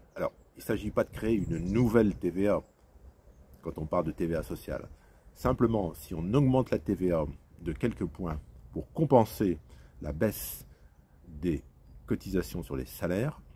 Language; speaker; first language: French; native; French